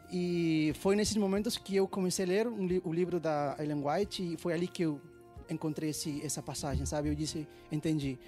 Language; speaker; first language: Portuguese; non-native, fluent; Spanish